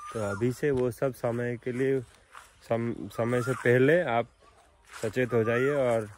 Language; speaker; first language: Hindi; non-native, local second language; Odia